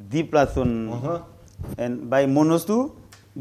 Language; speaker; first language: Greek; non-native, learner; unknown